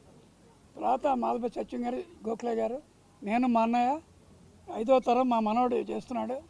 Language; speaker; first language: Telugu; native; Telugu